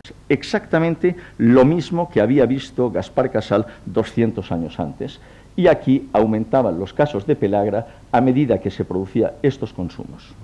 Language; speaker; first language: Spanish; native; Spanish